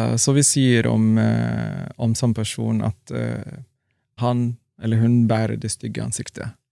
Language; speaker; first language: Norwegian; non-native, fluent; Arabic